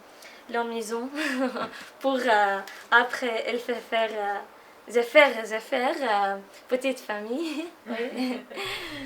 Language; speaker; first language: French; non-native, learner; Arabic